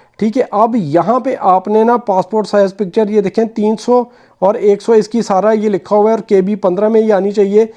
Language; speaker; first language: Urdu; native; Urdu